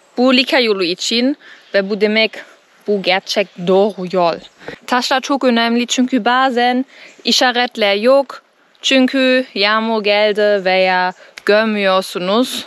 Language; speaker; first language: Turkish; non-native, learner; German